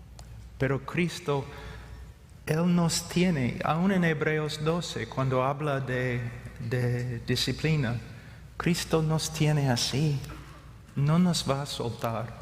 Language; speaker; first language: Spanish; non-native, fluent; English